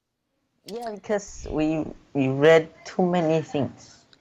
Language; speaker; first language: English; non-native, learner; Chinese